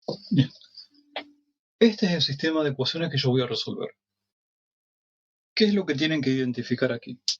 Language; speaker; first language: Spanish; native; Spanish